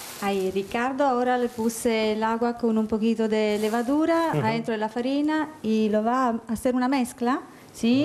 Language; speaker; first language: Spanish; non-native, fluent; Italian